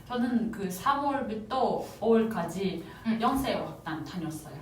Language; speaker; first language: Korean; non-native, fluent; Japanese